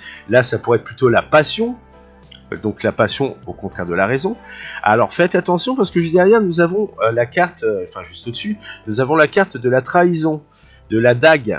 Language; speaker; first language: French; native; French